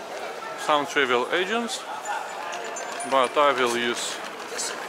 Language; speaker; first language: English; non-native, fluent; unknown